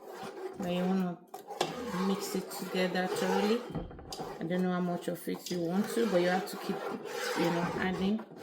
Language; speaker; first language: English; non-native, local second language; Yoruba